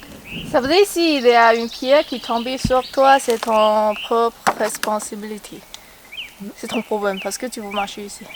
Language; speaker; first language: French; non-native, fluent; Chinese